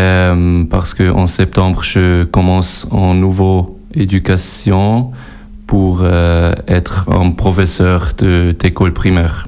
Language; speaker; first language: French; non-native, local second language; German